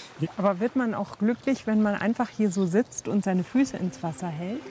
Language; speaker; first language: German; native; German